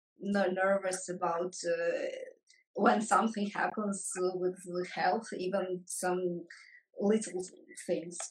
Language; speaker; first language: English; non-native, fluent; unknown